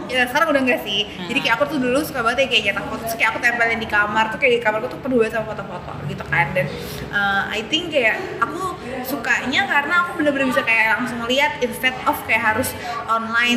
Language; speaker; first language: Indonesian; native; Indonesian